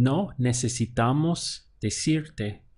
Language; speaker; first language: Spanish; non-native, fluent; English